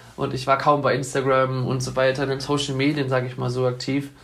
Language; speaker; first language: German; native; German